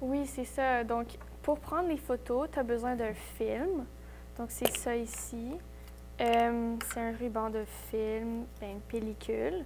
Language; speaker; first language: French; native; French